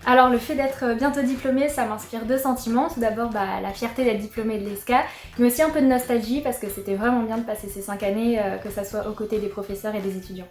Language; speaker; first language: French; native; French